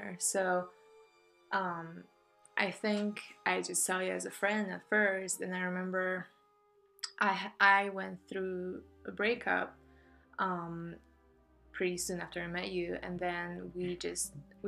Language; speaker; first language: English; non-native, fluent; Polish